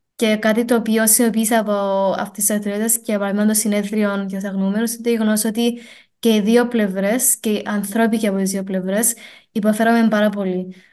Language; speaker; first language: Greek; native; Greek